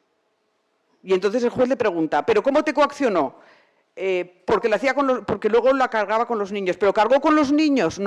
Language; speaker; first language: Spanish; native; Spanish